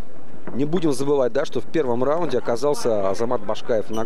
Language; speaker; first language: Russian; native; Russian